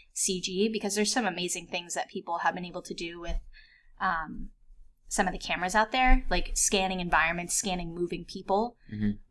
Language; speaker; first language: English; native; English